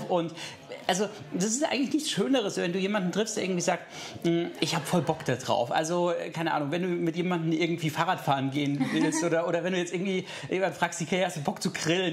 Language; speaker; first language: German; native; German